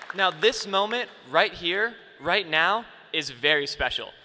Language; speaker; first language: English; native; English